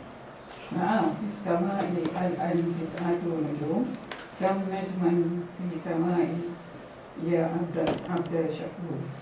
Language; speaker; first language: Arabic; non-native, learner; Malay